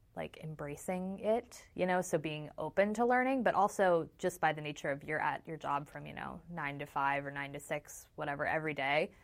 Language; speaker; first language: English; native; English